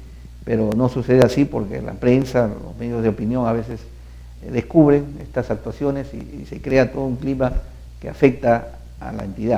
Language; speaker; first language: Spanish; native; Spanish